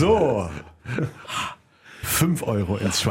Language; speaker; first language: German; native; German